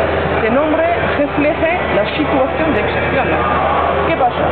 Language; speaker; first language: Spanish; non-native, learner; French